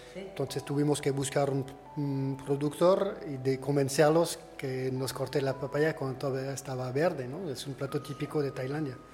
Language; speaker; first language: Spanish; non-native, fluent; French